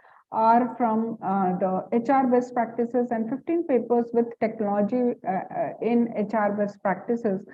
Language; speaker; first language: English; non-native, local second language; Hindi